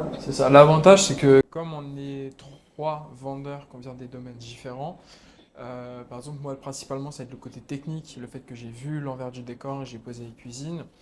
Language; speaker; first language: French; native; French